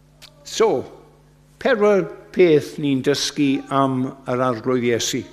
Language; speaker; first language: Welsh; non-native, fluent; English